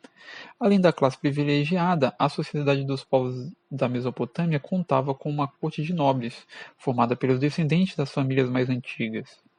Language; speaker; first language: Portuguese; native; Portuguese